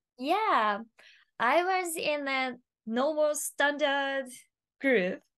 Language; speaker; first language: English; non-native, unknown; Japanese